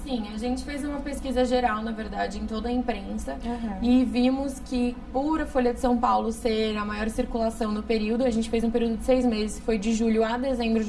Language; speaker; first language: Portuguese; native; Portuguese